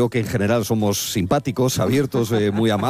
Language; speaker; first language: Spanish; native; Spanish